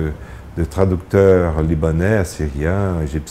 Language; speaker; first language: French; non-native, fluent; Portuguese